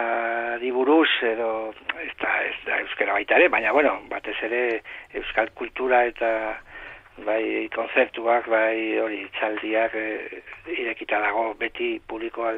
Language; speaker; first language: Basque; non-native, local second language; Spanish